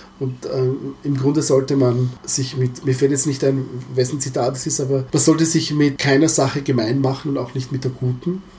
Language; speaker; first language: German; early bilingual, other home language; Croatian